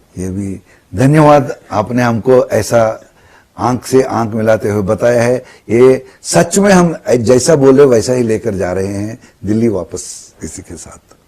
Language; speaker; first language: Hindi; non-native, local second language; Telugu